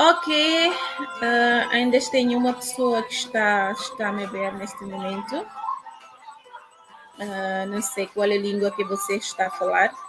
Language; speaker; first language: Portuguese; non-native, local second language; Tetum